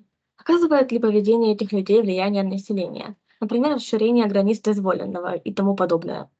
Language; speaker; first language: Russian; native; Russian